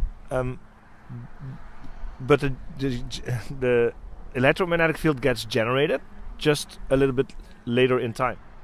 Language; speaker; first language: English; non-native, fluent; Dutch